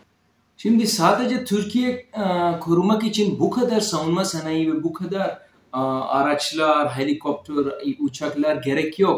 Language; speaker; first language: Turkish; non-native, fluent; Urdu